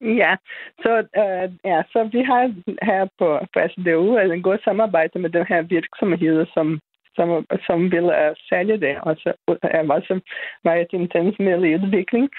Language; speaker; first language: Danish; non-native, fluent; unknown